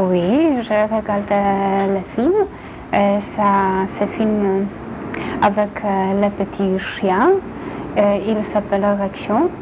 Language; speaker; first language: French; non-native, learner; Polish